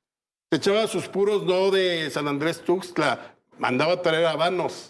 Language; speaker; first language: Spanish; native; Spanish